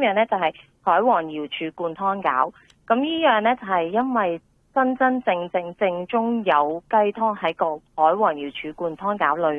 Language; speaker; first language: Cantonese; native; Cantonese